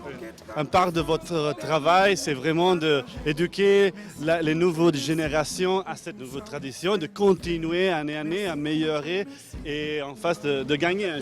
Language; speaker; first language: French; non-native, learner; English